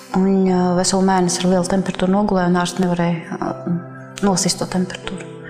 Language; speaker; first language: Latvian; non-native, local second language; Russian